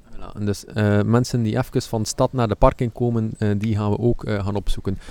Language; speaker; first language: Dutch; native; Dutch